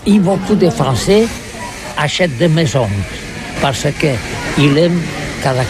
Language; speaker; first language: French; non-native, learner; Catalan